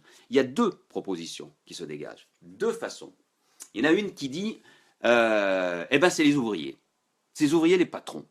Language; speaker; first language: French; native; French